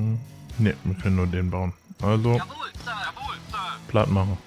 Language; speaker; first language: German; native; German